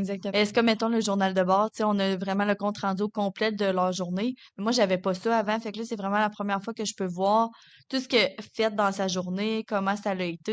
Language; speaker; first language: French; native; French